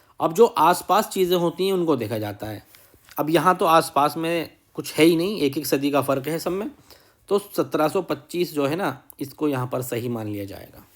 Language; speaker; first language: Urdu; native; Urdu